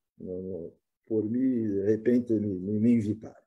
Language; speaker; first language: Spanish; non-native, fluent; Portuguese